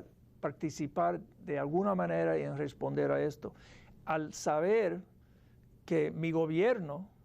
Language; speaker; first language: Spanish; non-native, fluent; English